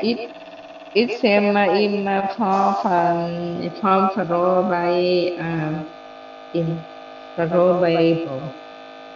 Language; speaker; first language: English; non-native, learner; Vietnamese